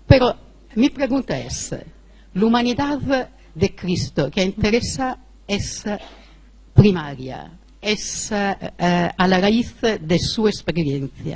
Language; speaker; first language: Spanish; non-native, fluent; Italian